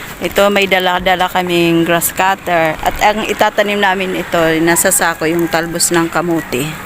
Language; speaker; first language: Filipino; native; Filipino